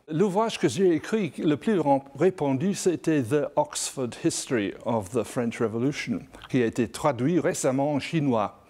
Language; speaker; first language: French; non-native, fluent; English